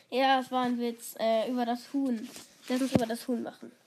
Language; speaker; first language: German; native; German